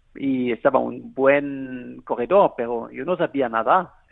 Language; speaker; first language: Spanish; non-native, fluent; German